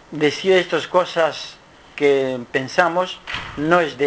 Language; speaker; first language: Spanish; non-native, learner; Kurdish